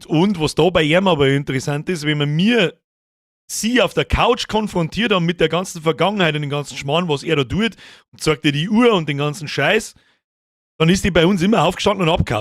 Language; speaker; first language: German; native; German